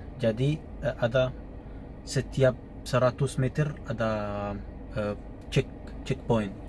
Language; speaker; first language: Indonesian; non-native, learner; Arabic